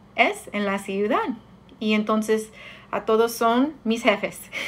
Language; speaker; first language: Spanish; non-native, learner; English